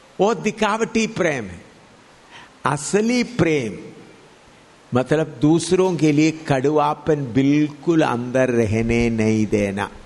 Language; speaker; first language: Hindi; non-native, local second language; Malayalam